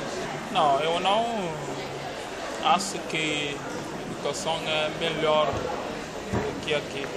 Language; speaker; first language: Portuguese; non-native, local second language; Upper Guinea Crioulo